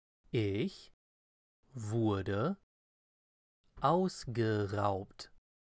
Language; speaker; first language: German; non-native, fluent; English